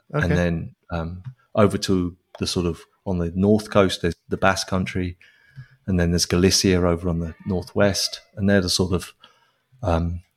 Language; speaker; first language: English; native; English